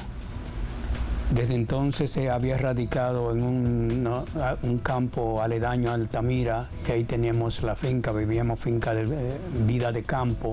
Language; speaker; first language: Spanish; native; Spanish